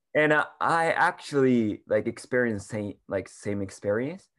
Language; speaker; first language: English; non-native, learner; Japanese